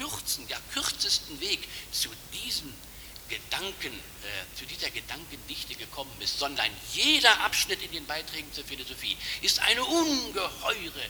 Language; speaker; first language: German; native; German